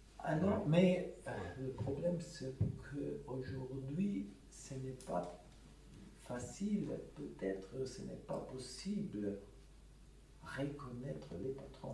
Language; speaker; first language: French; non-native, fluent; Italian